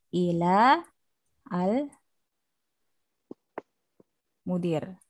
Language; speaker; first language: Arabic; non-native, fluent; Indonesian